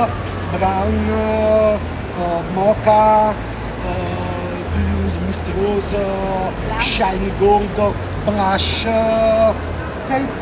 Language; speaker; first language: English; non-native, learner; Italian